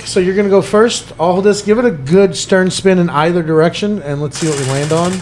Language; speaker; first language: English; native; English